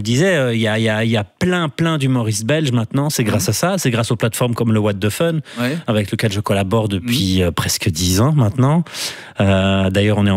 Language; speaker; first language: French; native; French